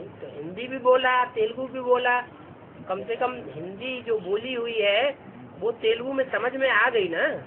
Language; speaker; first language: Hindi; native; Hindi